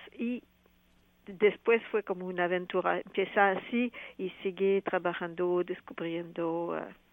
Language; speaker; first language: Spanish; non-native, fluent; French